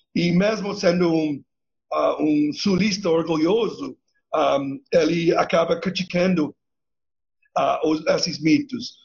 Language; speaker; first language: Portuguese; non-native, fluent; English